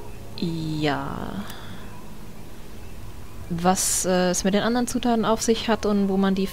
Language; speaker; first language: German; native; German